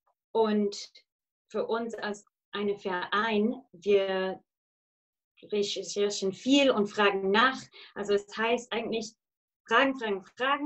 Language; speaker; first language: German; non-native, fluent; English